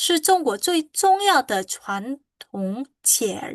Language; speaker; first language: Chinese; non-native, fluent; Indonesian